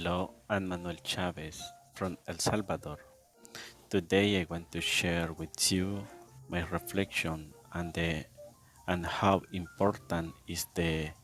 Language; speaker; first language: English; non-native, learner; Spanish